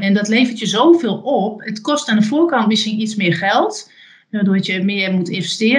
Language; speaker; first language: Dutch; native; Dutch